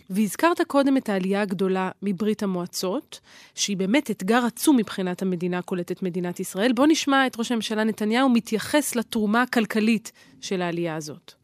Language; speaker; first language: Hebrew; native; Hebrew